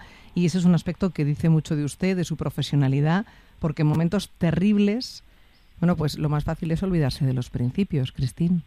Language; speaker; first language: Spanish; native; Spanish